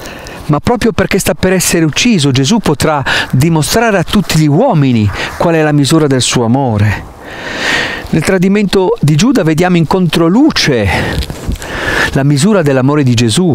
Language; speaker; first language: Italian; native; Italian